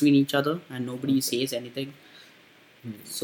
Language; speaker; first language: English; non-native, local second language; Kannada